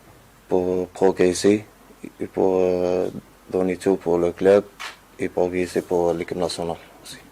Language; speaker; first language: French; non-native, learner; Arabic